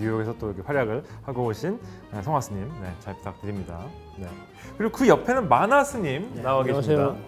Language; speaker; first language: Korean; native; Korean